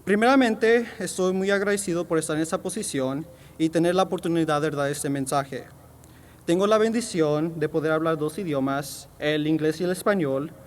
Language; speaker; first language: Spanish; early bilingual, heritage; Spanish